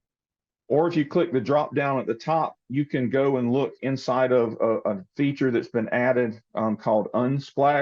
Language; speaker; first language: English; native; English